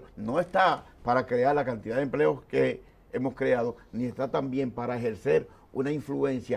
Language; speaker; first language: Spanish; native; Spanish